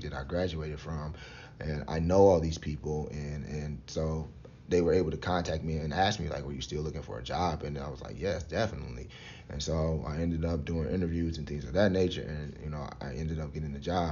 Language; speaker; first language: English; native; English